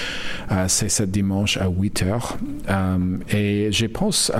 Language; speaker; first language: French; non-native, learner; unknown